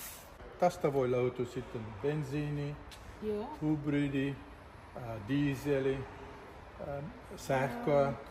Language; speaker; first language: Finnish; non-native, learner; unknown